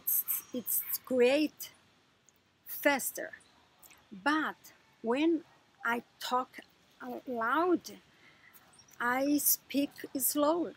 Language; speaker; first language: English; non-native, learner; Portuguese